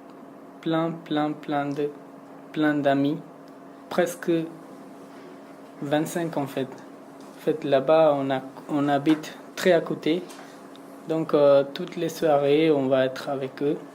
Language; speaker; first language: French; non-native, learner; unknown